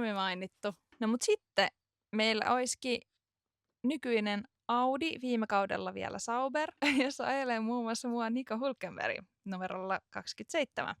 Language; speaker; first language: Finnish; native; Finnish